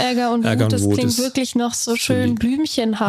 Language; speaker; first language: German; native; German